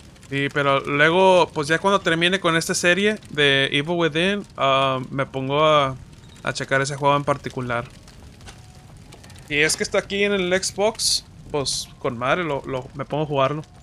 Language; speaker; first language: Spanish; early bilingual, heritage; Spanish